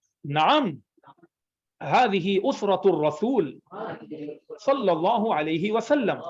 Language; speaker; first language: Arabic; non-native, fluent; Urdu